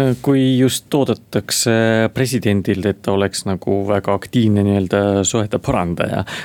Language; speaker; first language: Estonian; non-native, local second language; Russian